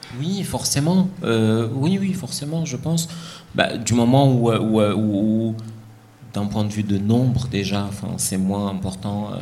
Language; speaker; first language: French; non-native, local second language; Arabic